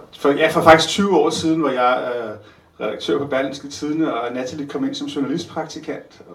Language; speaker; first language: Danish; native; Danish